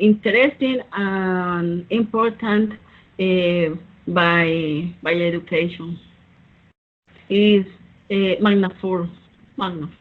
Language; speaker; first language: English; non-native, learner; Spanish